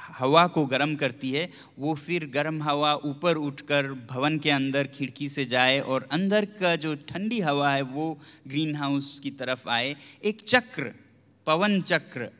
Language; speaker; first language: Hindi; non-native, local second language; Ladakhi